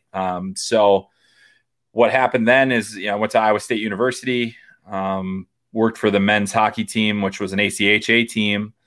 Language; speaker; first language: English; native; English